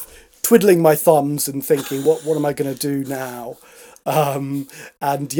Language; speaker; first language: English; native; English